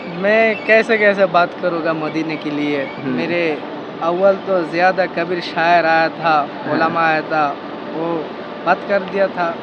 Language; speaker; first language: Hindi; non-native, learner; Bangla